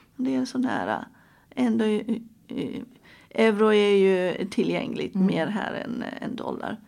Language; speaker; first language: Swedish; non-native, fluent; Persian